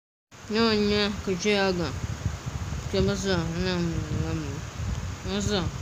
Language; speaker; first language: Spanish; early bilingual, heritage; English